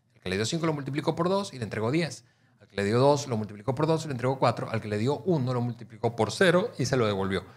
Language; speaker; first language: Spanish; native; Spanish